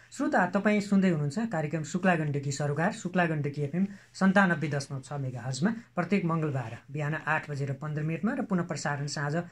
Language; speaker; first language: Nepali; native; Nepali